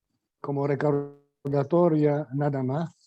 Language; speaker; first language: Spanish; non-native, fluent; Arabic